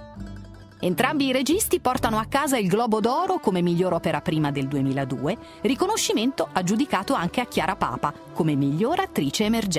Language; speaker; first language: Italian; native; Italian